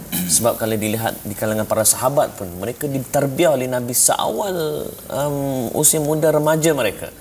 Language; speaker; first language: Malay; native; Malay